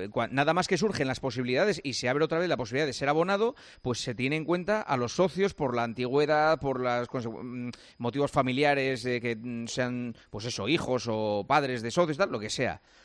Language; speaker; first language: Spanish; native; Spanish